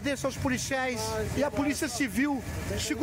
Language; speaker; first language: Portuguese; native; Portuguese